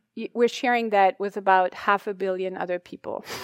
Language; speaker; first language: English; non-native, fluent; German